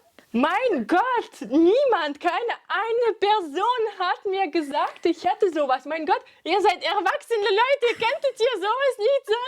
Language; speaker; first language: German; non-native, fluent; French